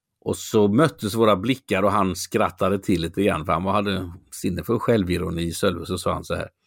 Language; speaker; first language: Swedish; native; Swedish